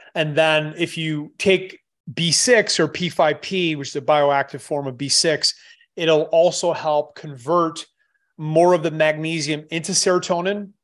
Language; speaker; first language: English; native; English